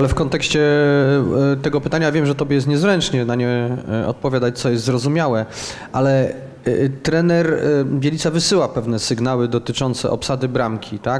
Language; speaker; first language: Polish; native; Polish